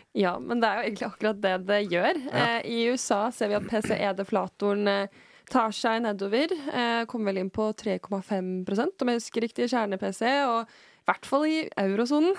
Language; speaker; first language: Norwegian; native; Norwegian